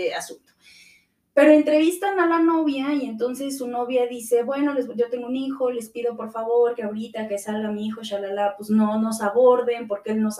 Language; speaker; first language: Spanish; native; Spanish